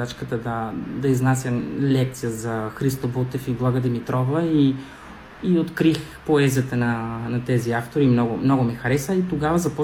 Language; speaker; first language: Bulgarian; non-native, fluent; Spanish